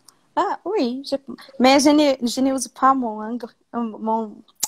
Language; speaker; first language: French; non-native, learner; Portuguese